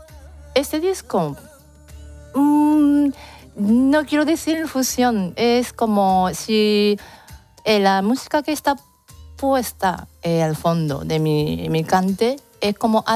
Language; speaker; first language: Spanish; non-native, fluent; Japanese